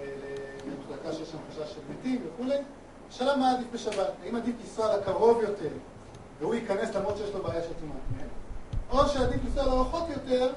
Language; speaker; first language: Hebrew; native; Hebrew